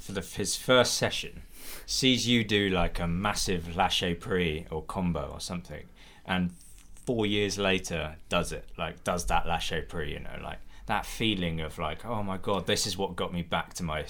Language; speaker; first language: English; native; English